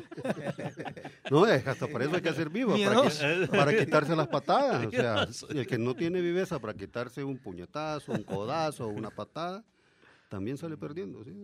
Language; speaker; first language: Spanish; native; Spanish